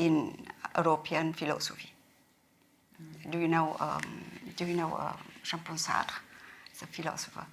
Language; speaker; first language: English; non-native, learner; Vietnamese